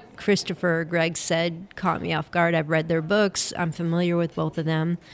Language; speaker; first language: English; native; English